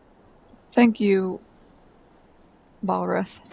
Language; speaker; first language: English; native; English